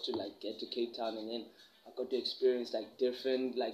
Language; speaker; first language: English; non-native, local second language; Xhosa